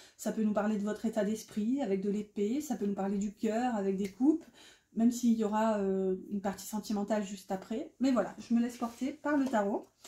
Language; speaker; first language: French; native; French